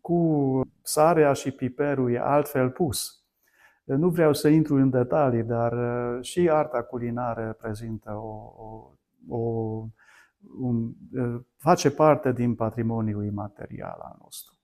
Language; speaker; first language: Romanian; non-native, local second language; Hungarian